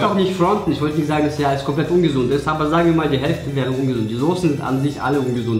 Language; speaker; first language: German; native; German